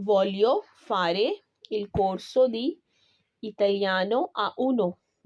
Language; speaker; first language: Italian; non-native, learner; Urdu